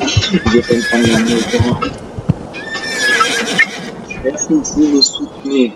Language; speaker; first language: French; native; French